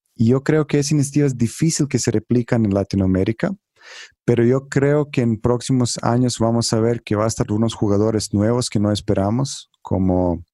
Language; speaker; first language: Spanish; non-native, fluent; Croatian